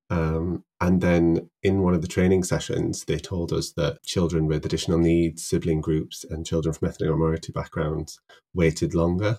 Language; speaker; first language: English; native; English